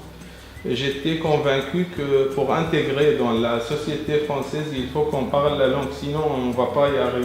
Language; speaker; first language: French; non-native, fluent; Arabic